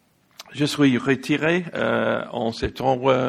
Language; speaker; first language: French; non-native, learner; English